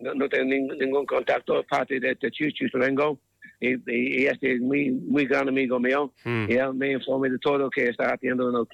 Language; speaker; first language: Spanish; non-native, learner; English